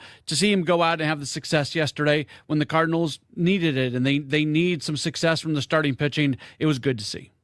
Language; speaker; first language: English; native; English